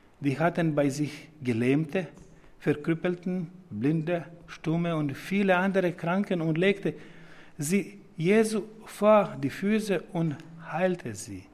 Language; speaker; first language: German; non-native, fluent; Serbian